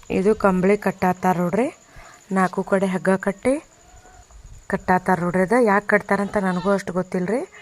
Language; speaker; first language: Kannada; non-native, local second language; Lambadi